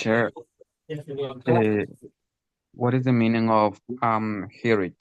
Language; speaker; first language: English; non-native, learner; Spanish